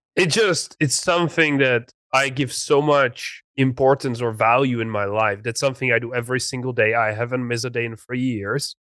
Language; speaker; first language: English; non-native, fluent; Czech